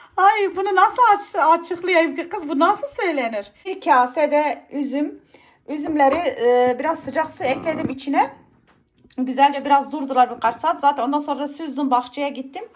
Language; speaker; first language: Turkish; native; Turkish